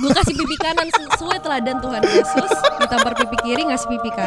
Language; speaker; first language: Indonesian; native; Indonesian